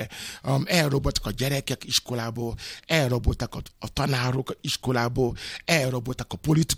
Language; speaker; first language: Hungarian; non-native, learner; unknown